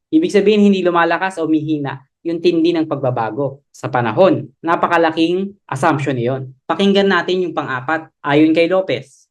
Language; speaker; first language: Filipino; native; Filipino